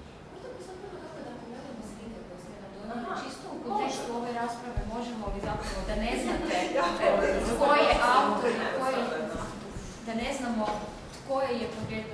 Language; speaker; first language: Croatian; native; Croatian